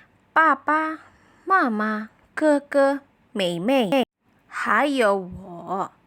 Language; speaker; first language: Chinese; non-native, fluent; Indonesian